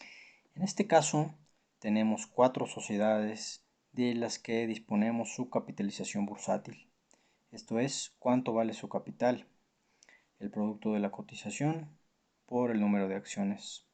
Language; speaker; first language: Spanish; native; Spanish